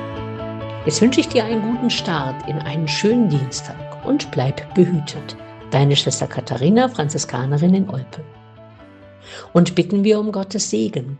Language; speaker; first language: German; native; German